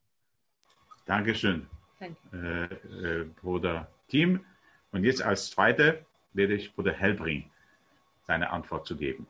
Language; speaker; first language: German; non-native, fluent; Polish